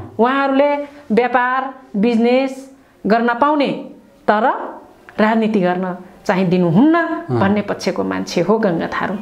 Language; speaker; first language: Nepali; non-native, local second language; Rana Tharu